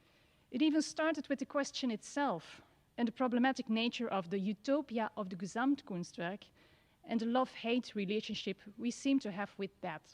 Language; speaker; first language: English; non-native, fluent; Dutch